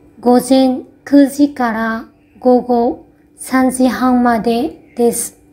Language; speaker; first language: Japanese; non-native, fluent; Vietnamese